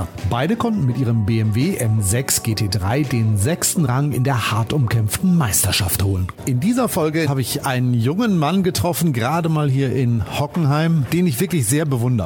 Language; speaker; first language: German; native; German